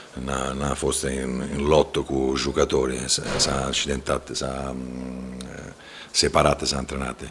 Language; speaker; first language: Romanian; non-native, fluent; Italian